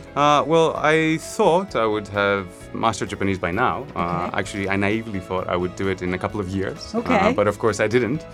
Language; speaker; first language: English; non-native, fluent; Greek